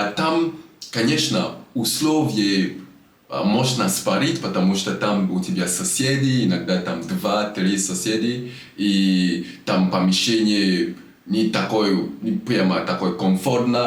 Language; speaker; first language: Russian; non-native, fluent; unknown